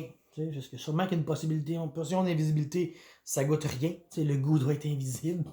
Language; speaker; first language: French; native; French